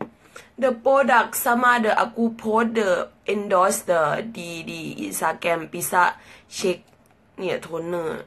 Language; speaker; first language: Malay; non-native, learner; Thai